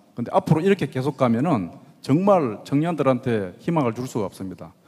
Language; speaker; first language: Korean; native; Korean